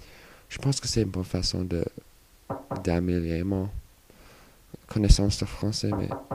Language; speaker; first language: French; non-native, learner; English